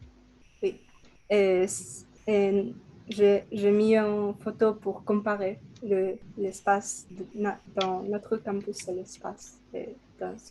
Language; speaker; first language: French; non-native, learner; Spanish